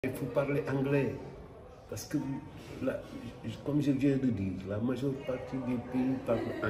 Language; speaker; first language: French; non-native, local second language; Wolof